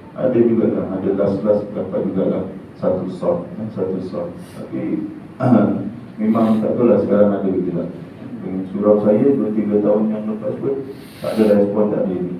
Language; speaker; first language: Malay; native; Malay